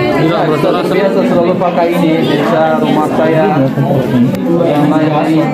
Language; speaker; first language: Indonesian; non-native, learner; Turkish